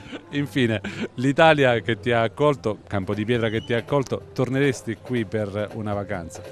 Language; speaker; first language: Italian; native; Italian